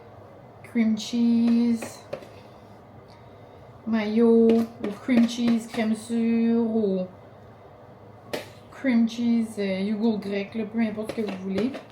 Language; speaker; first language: French; native; French